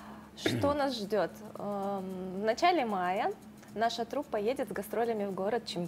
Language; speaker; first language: Russian; native; Russian